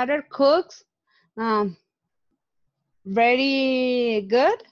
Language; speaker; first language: English; non-native, learner; Spanish